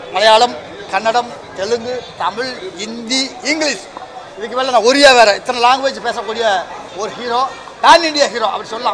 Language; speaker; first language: Tamil; native; Tamil